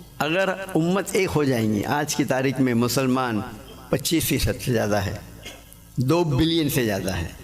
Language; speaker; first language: Urdu; non-native, local second language; English